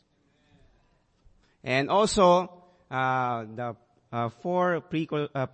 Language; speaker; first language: English; non-native, local second language; Aklanon